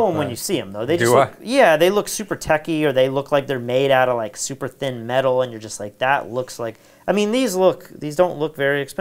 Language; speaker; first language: English; native; English